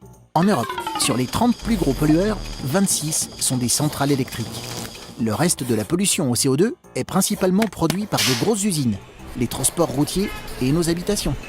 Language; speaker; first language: French; native; French